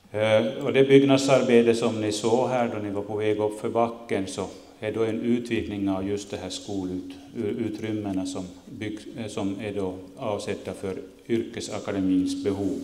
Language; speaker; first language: Swedish; native; Swedish